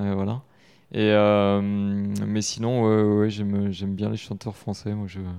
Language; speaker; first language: French; native; French